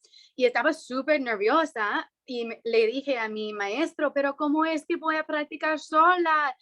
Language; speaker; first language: Spanish; non-native, fluent; English